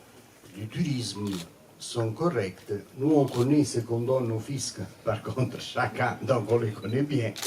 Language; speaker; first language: French; non-native, fluent; Italian